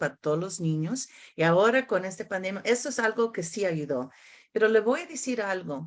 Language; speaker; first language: Spanish; early bilingual, heritage; Spanish